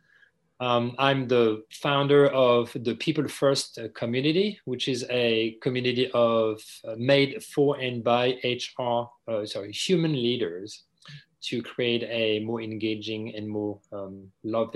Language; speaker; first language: English; non-native, fluent; French